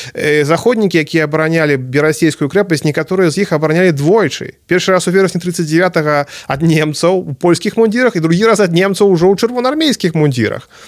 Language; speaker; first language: Belarusian; native; Belarusian